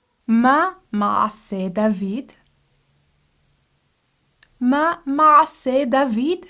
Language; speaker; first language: Hebrew; non-native, fluent; English